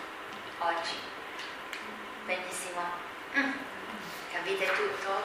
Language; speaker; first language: Italian; non-native, fluent; Chinese